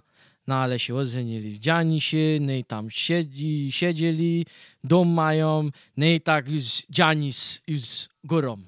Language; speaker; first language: Polish; early bilingual, heritage; Polish